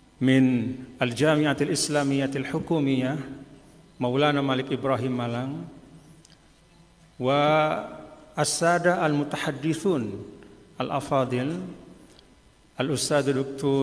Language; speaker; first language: Arabic; non-native, fluent; Sasak